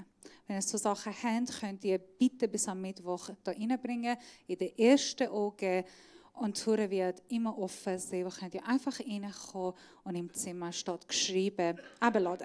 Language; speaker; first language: German; non-native, fluent; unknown